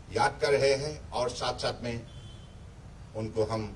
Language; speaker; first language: Hindi; non-native, local second language; Assamese